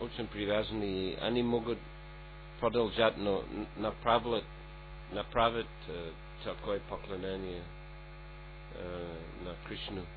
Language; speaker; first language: Russian; non-native, fluent; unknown